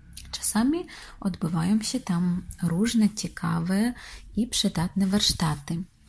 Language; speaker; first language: Polish; non-native, fluent; Russian